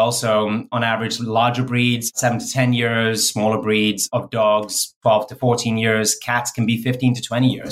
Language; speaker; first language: English; native; English